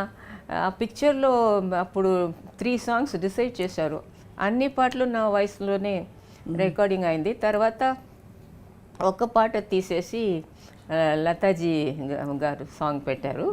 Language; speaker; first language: Telugu; non-native, fluent; Tamil